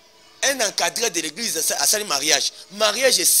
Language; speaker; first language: French; non-native, local second language; Lingala